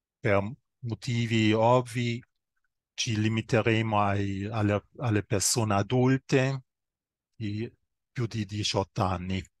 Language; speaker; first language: Italian; non-native, fluent; German